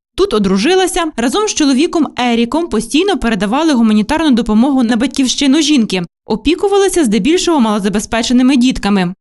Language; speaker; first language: Ukrainian; native; Ukrainian